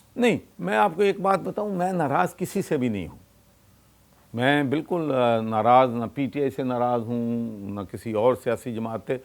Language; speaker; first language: Urdu; non-native, local second language; Punjabi